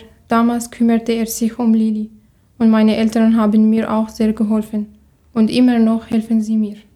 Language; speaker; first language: German; non-native, learner; Arabic